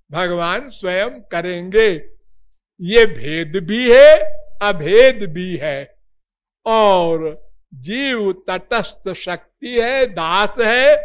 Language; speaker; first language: Hindi; native; Hindi